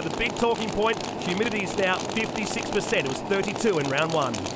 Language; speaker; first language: English; native; English